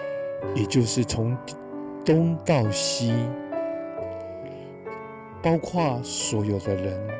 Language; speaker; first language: Chinese; native; Chinese